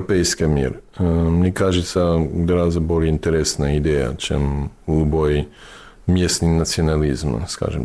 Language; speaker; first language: Russian; non-native, fluent; English